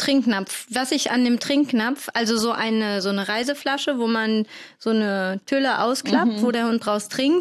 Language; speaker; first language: German; native; German